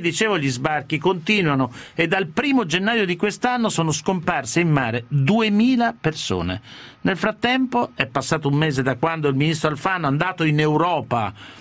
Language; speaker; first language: Italian; native; Italian